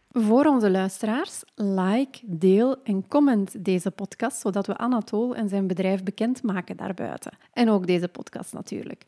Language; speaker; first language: Dutch; non-native, local second language; French